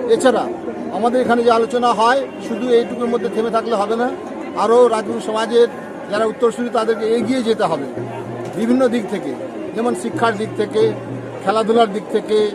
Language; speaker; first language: Bangla; non-native, local second language; Rangpuri